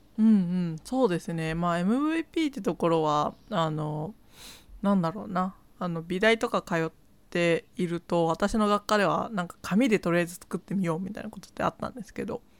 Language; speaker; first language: Japanese; non-native, fluent; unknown